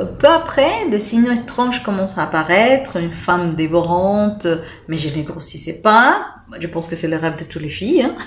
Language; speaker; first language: French; non-native, fluent; Spanish